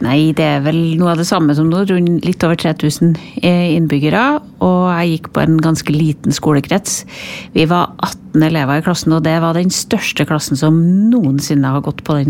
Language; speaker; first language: Norwegian; native; Norwegian